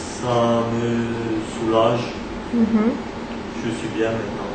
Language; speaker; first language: French; early bilingual, other home language; Turkish